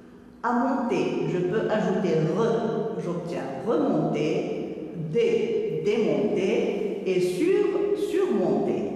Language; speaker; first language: French; non-native, local second language; Arabic